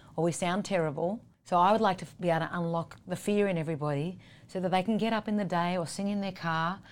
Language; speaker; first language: English; native; English